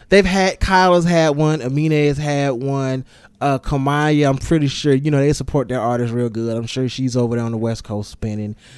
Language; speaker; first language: English; native; English